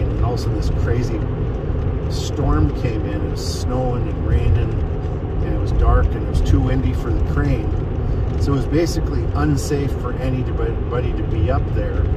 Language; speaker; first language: English; native; English